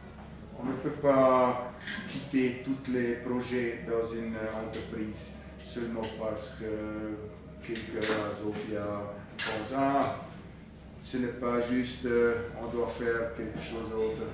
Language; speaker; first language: French; non-native, fluent; German